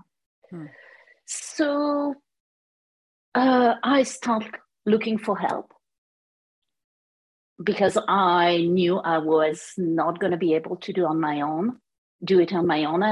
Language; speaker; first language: English; non-native, fluent; French